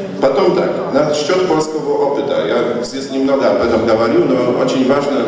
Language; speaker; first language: Polish; non-native, learner; Russian